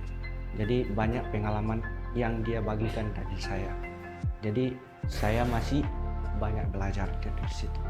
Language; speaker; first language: Indonesian; non-native, local second language; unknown